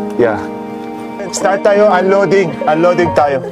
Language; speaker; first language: Filipino; non-native, learner; Arabic